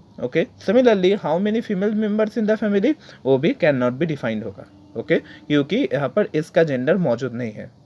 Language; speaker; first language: Hindi; non-native, local second language; Bangla